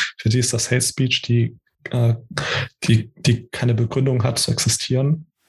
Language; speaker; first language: German; early bilingual, other home language; Portuguese